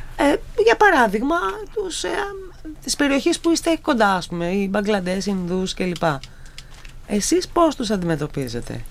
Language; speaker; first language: Greek; native; Greek